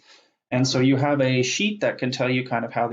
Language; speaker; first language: English; native; English